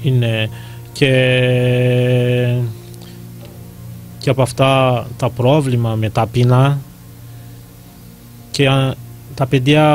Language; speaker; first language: Greek; non-native, learner; Malagasy